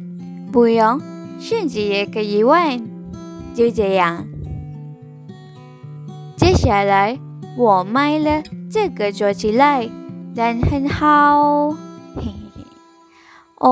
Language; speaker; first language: Chinese; non-native, learner; Malay